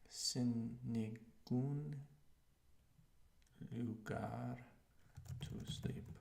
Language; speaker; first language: Spanish; non-native, learner; English